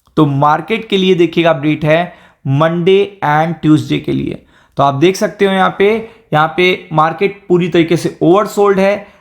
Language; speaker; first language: Hindi; native; Hindi